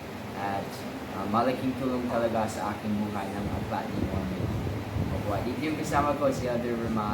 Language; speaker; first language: Filipino; non-native, fluent; English